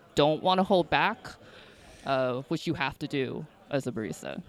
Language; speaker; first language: English; native; English